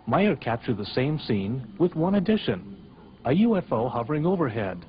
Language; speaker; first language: English; native; English